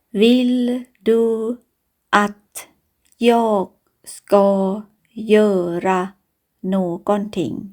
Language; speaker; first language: Swedish; non-native, fluent; Thai